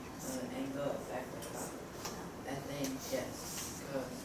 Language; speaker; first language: English; non-native, learner; Chinese